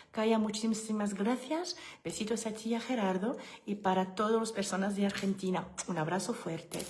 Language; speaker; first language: Spanish; non-native, learner; French